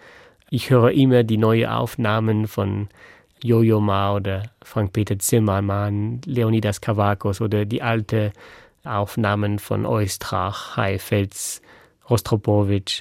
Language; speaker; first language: German; non-native, fluent; French